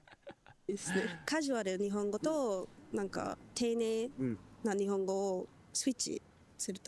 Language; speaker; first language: Japanese; non-native, fluent; English